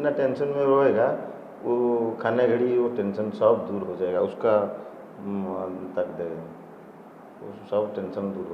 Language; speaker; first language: Hindi; non-native, local second language; Odia